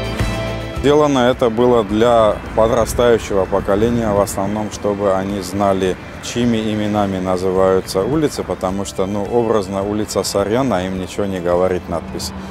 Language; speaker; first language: Russian; native; Russian